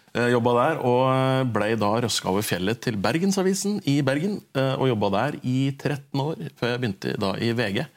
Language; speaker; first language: Norwegian; native; Norwegian